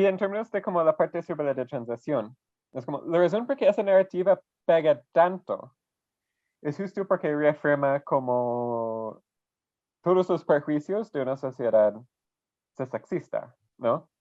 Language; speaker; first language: Spanish; non-native, fluent; English